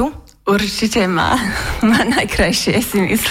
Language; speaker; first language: Slovak; non-native, learner; English